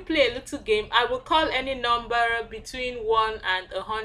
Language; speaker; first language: English; non-native, local second language; Igbo